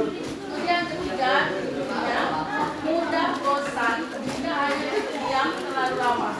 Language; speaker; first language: Indonesian; native; Indonesian